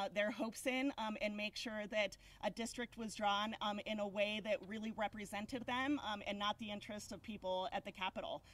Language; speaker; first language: English; early bilingual, other home language; Spanish